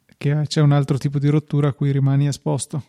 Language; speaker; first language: Italian; native; Italian